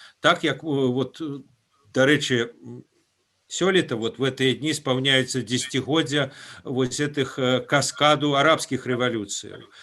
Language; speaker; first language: Belarusian; non-native, local second language; Russian